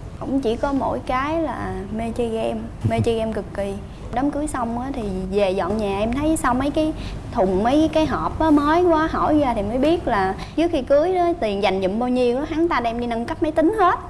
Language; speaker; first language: Vietnamese; native; Vietnamese